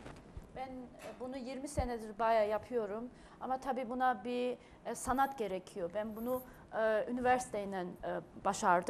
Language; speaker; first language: Turkish; early bilingual, heritage; Turkish